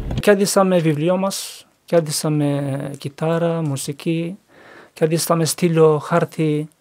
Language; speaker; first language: Greek; non-native, learner; Turkish